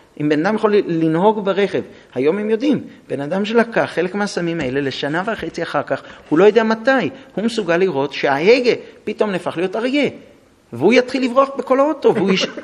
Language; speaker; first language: Hebrew; non-native, fluent; English